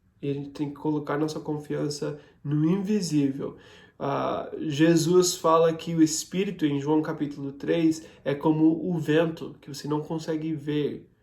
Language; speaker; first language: Portuguese; non-native, fluent; English